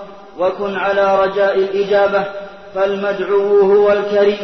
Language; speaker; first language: Arabic; native; Arabic